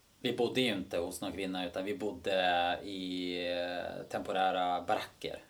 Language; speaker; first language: Swedish; early bilingual, other home language; Bosnian